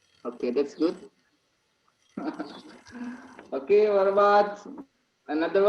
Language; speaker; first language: English; non-native, learner; Indonesian